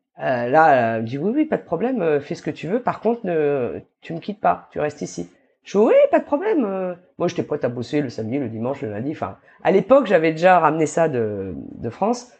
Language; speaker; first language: French; native; French